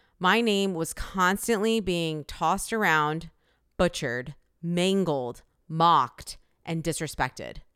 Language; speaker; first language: English; early bilingual, other home language; Korean